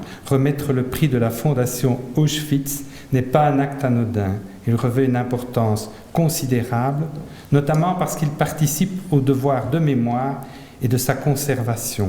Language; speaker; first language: French; native; French